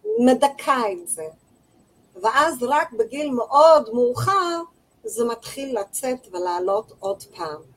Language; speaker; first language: Hebrew; non-native, fluent; English